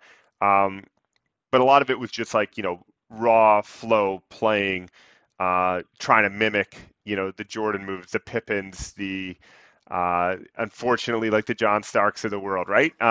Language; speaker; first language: English; native; English